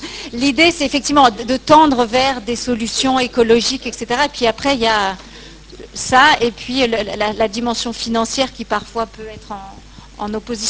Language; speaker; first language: French; native; French